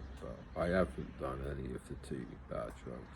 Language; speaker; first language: English; native; English